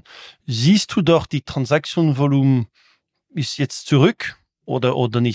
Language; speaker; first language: German; non-native, local second language; French